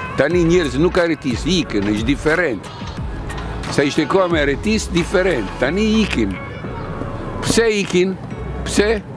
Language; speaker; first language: Albanian; non-native, learner; Italian